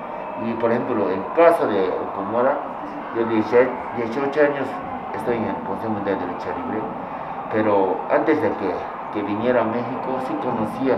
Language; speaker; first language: Spanish; non-native, fluent; Japanese